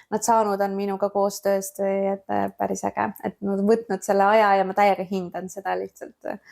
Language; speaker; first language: Estonian; native; Estonian